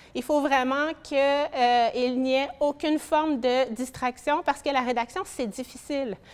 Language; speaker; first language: French; native; French